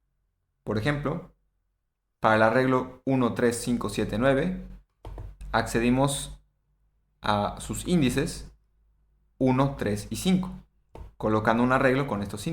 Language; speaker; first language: Spanish; native; Spanish